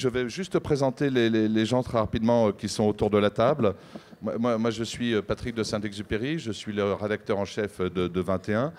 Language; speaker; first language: French; native; French